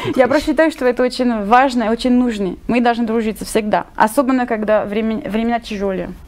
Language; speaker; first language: Russian; non-native, fluent; French